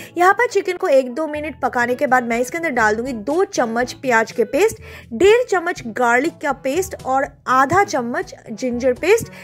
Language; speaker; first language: Hindi; non-native, local second language; Bangla